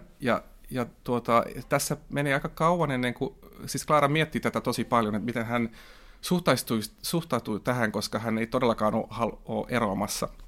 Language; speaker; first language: Finnish; non-native, local second language; Swedish